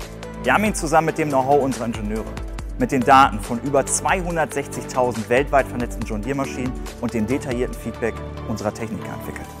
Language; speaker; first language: German; native; German